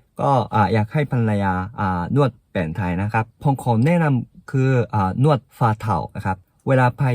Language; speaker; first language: Thai; non-native, fluent; Japanese